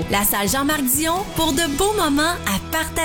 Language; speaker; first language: French; native; French